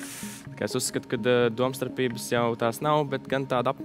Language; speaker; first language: Latvian; early bilingual, other home language; Italian